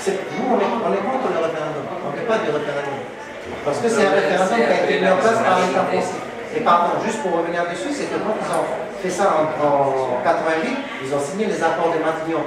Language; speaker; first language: French; native; French